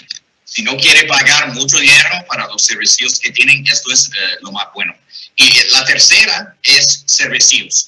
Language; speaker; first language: Spanish; non-native, fluent; English